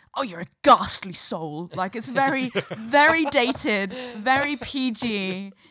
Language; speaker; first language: English; native; English